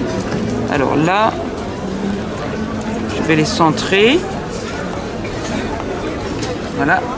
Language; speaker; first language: French; native; French